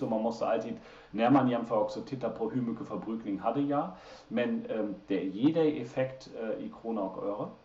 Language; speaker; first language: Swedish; non-native, fluent; German